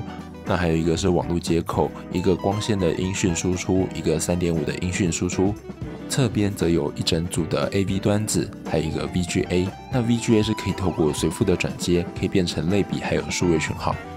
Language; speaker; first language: Chinese; native; Chinese